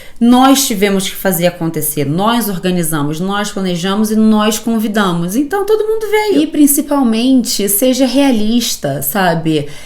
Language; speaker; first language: Portuguese; native; Portuguese